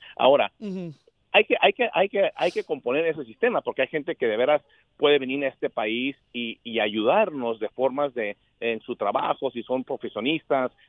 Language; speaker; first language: Spanish; early bilingual, heritage; Spanish